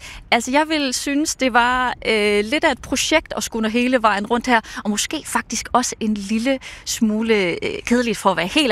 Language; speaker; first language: Danish; native; Danish